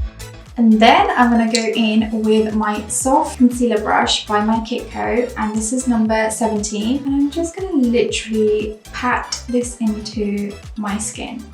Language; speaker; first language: English; native; English